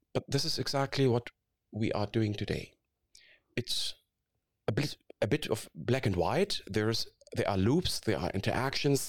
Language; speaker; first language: English; non-native, fluent; Arabic